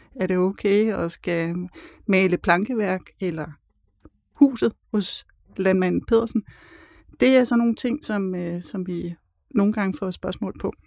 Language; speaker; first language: Danish; native; Danish